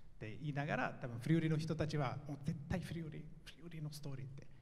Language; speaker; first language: Japanese; non-native, fluent; Italian